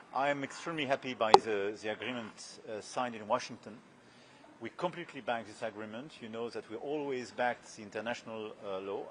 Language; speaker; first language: English; non-native, fluent; French